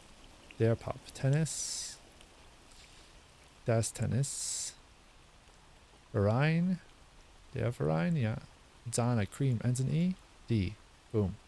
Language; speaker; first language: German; non-native, learner; English